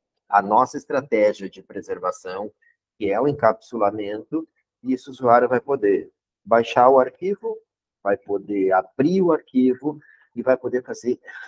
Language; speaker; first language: Portuguese; native; Portuguese